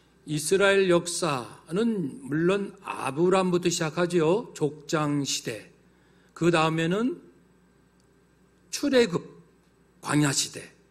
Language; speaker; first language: Korean; native; Korean